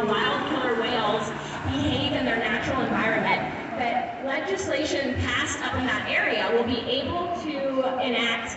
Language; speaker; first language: English; native; English